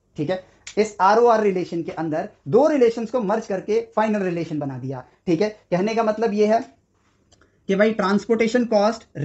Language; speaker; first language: Hindi; native; Hindi